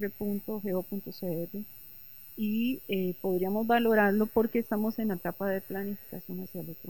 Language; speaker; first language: Spanish; native; Spanish